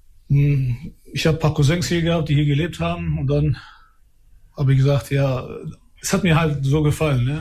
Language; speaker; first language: German; early bilingual, other home language; Albanian